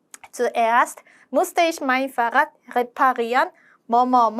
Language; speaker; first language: German; non-native, fluent; Korean